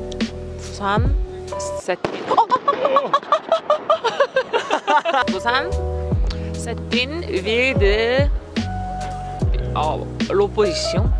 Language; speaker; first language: French; non-native, learner; Korean